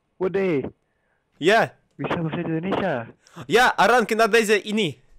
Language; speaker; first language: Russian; native; Russian